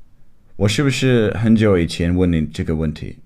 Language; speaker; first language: Chinese; non-native, fluent; English